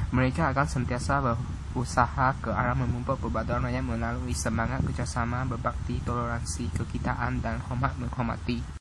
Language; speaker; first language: Malay; non-native, local second language; Chinese